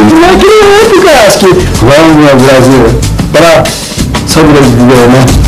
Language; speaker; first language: Portuguese; non-native, learner; Japanese